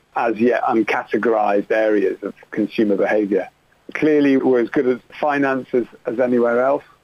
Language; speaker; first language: English; native; English